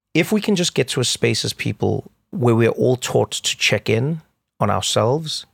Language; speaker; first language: English; native; English